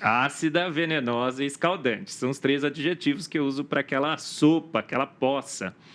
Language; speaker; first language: Portuguese; native; Portuguese